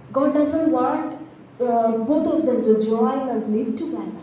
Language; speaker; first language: English; non-native, local second language; Telugu